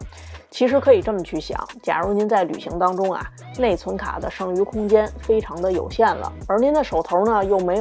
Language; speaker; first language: Chinese; native; Chinese